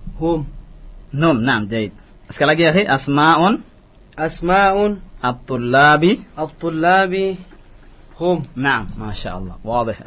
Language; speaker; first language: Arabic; non-native, fluent; Indonesian